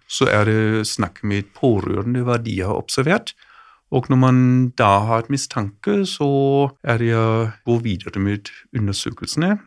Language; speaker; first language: Norwegian; non-native, fluent; German